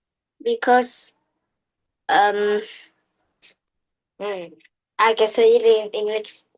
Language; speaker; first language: English; non-native, learner; Vietnamese